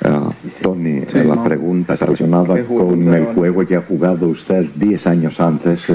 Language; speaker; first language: Spanish; non-native, fluent; Greek